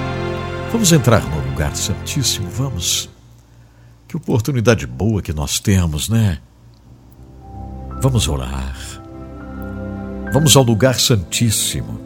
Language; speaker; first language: Portuguese; native; Portuguese